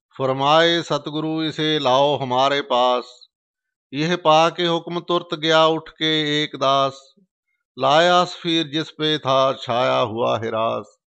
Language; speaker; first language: Urdu; non-native, local second language; Punjabi